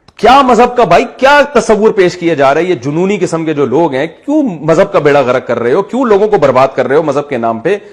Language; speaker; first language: Urdu; native; Urdu